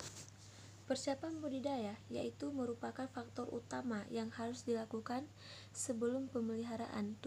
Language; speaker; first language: Indonesian; non-native, local second language; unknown